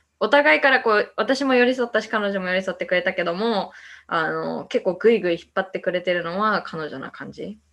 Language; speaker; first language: Japanese; native; Japanese